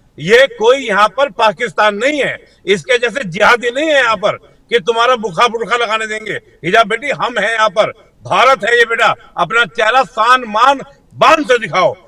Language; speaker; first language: Hindi; native; Hindi